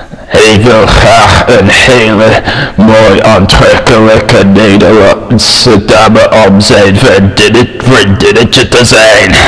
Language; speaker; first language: Dutch; non-native, learner; English